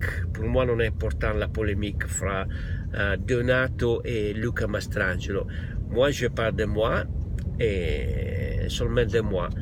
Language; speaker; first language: French; non-native, learner; Italian